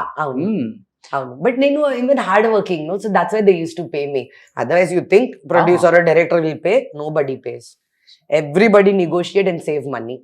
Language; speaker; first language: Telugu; non-native, local second language; Hindi